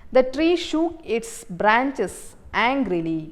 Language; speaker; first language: English; non-native, local second language; Kannada